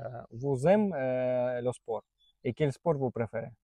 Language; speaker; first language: French; non-native, learner; Russian